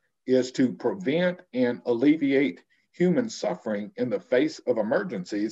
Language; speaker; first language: English; native; English